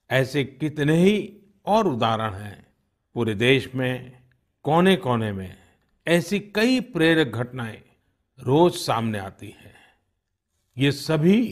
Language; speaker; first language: Hindi; non-native, local second language; Gujarati